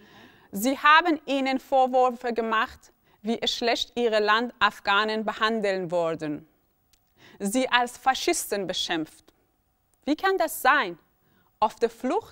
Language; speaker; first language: German; early bilingual, other home language; Persian